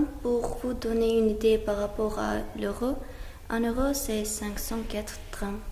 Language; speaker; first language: French; non-native, fluent; Armenian